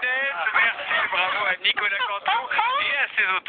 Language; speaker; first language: French; native; French